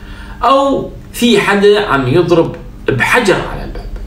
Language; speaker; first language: Arabic; native; Arabic